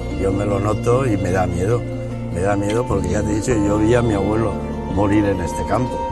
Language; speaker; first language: Spanish; native; Spanish